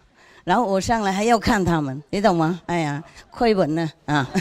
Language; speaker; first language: Chinese; non-native, fluent; Vietnamese